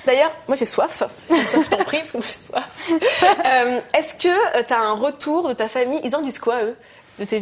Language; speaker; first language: French; native; French